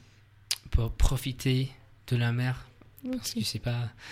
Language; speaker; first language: French; non-native, learner; English